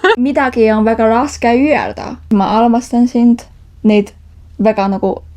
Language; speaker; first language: Estonian; non-native, learner; Chinese